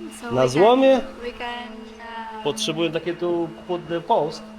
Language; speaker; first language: Polish; native; Polish